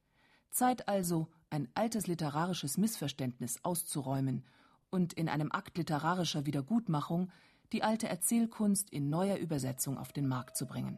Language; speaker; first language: German; native; German